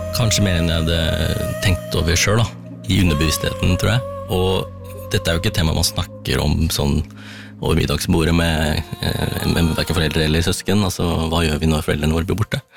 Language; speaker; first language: Norwegian; early bilingual, other home language; Tamil